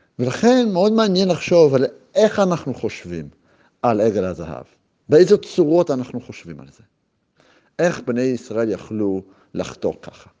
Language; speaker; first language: Hebrew; native; Hebrew